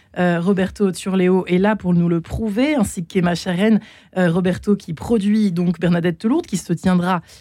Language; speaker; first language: French; native; French